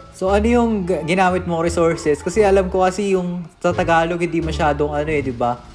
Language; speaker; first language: Filipino; native; Filipino